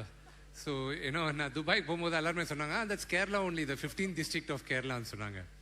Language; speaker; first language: Tamil; non-native, local second language; Telugu